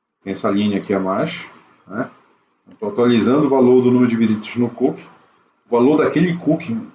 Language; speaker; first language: Portuguese; native; Portuguese